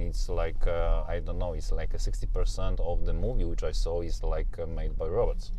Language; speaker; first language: English; non-native, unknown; Polish